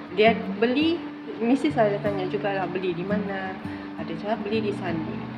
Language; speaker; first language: Malay; native; Malay